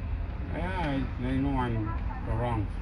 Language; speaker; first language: English; non-native, learner; Romanian